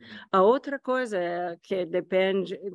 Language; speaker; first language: Portuguese; non-native, fluent; English